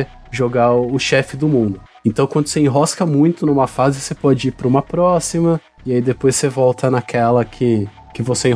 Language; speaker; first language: Portuguese; native; Portuguese